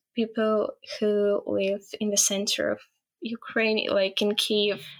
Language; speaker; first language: English; non-native, fluent; Ukrainian